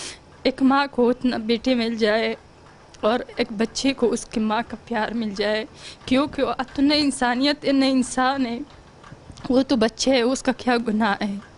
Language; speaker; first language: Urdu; non-native, learner; Pashto